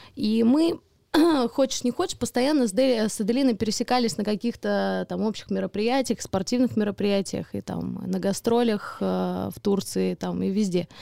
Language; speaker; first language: Russian; early bilingual, heritage; Russian